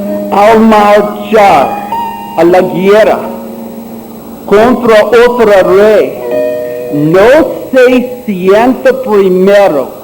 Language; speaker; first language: Spanish; non-native, learner; English